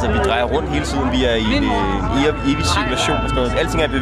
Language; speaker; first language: Danish; native; Danish